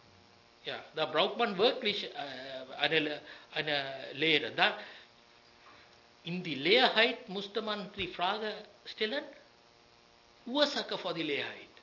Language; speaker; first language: German; non-native, learner; Sinhala